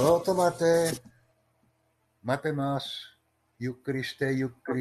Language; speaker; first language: Japanese; non-native, learner; English